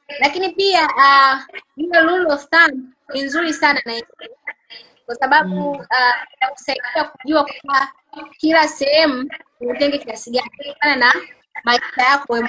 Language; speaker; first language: Swahili; native; Swahili